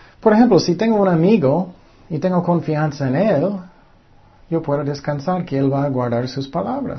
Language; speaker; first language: Spanish; non-native, fluent; English